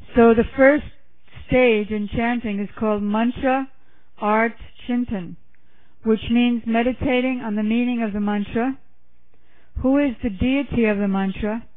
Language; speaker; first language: English; native; English